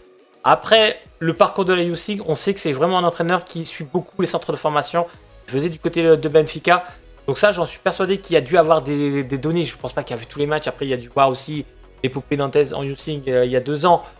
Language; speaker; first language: French; native; French